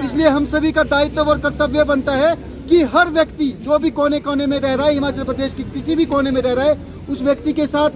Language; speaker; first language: Hindi; native; Hindi